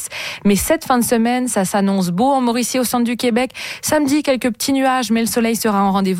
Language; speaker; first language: French; native; French